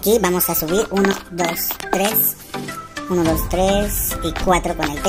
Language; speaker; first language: Spanish; native; Spanish